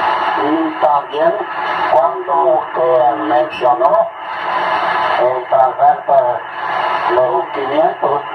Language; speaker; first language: Spanish; non-native, learner; Portuguese